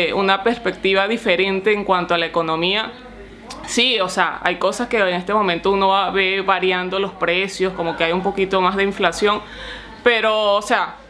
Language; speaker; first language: Spanish; native; Spanish